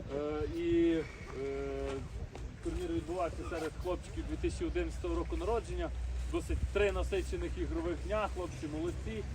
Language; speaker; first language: Ukrainian; non-native, local second language; Russian